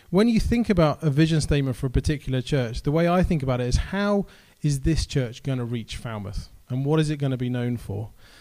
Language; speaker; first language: English; native; English